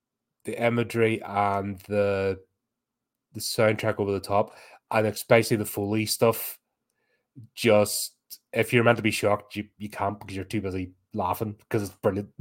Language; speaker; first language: English; native; English